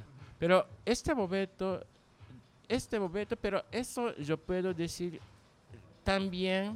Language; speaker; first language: Spanish; non-native, learner; Japanese